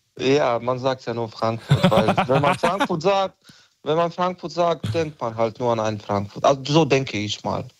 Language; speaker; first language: German; non-native, fluent; Bosnian